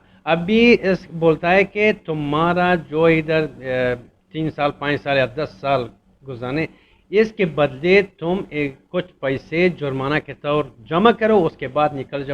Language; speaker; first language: Hindi; non-native, fluent; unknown